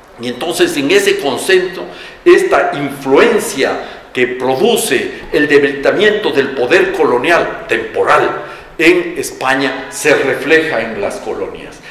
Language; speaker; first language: Spanish; native; Spanish